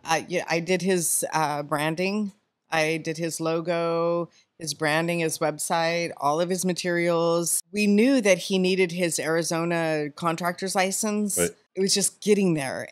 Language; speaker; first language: English; native; English